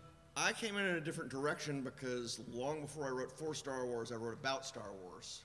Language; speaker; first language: English; native; English